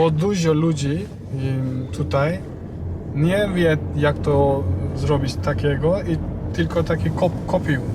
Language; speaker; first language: Polish; non-native, learner; Turkish